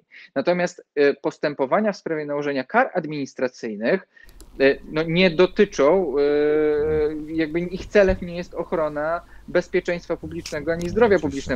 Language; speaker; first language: Polish; native; Polish